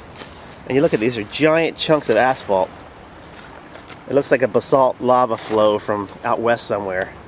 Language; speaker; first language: English; native; English